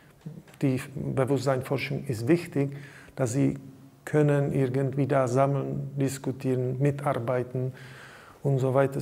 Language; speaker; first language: German; non-native, learner; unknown